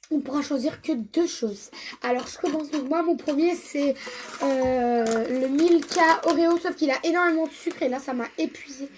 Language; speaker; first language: French; native; French